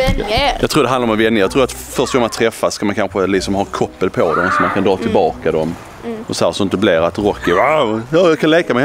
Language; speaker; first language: Swedish; native; Swedish